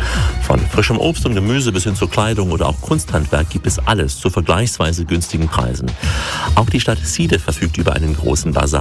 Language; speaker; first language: German; native; German